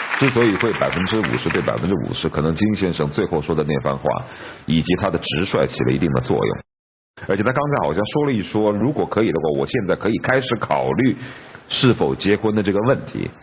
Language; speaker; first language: Chinese; native; Chinese